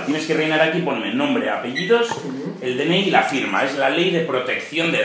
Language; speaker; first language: Spanish; native; Spanish